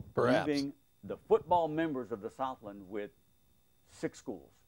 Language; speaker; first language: English; native; English